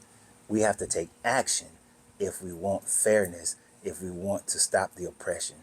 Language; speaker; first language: English; native; English